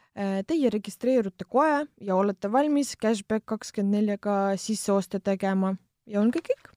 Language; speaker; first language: Estonian; non-native, local second language; Russian